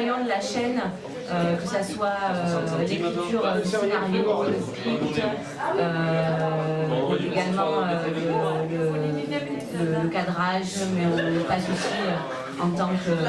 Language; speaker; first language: French; native; French